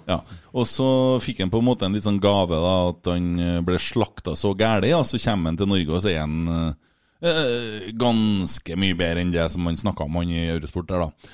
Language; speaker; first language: Norwegian; native; Norwegian